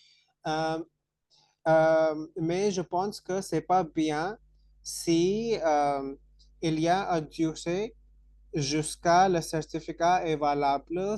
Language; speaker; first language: French; non-native, fluent; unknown